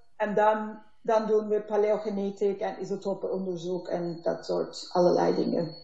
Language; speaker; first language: Dutch; non-native, learner; Turkish